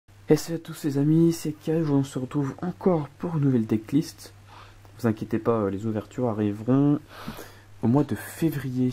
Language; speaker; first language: French; native; French